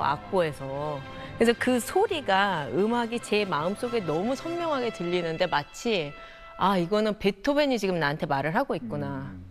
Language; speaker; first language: Korean; native; Korean